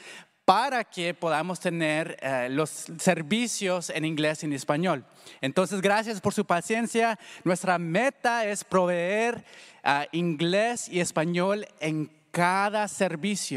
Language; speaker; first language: Spanish; early bilingual, heritage; Spanish